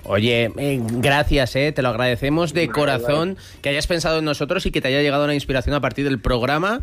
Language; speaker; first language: Spanish; native; Spanish